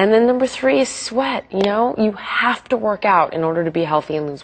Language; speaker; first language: English; native; English